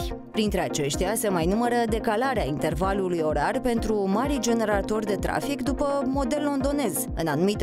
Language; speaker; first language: Romanian; native; Romanian